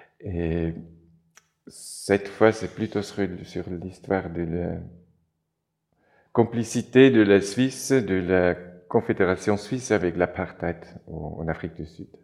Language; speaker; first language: French; non-native, local second language; German